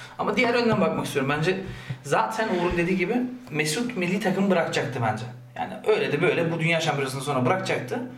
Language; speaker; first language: Turkish; early bilingual, heritage; Turkish